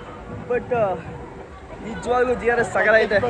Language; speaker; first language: Kannada; native; Kannada